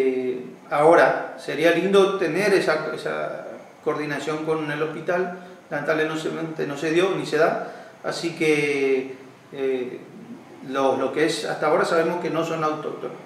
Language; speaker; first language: Spanish; native; Spanish